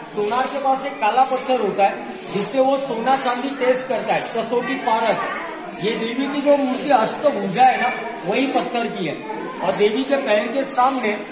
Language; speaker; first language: Hindi; non-native, local second language; Marathi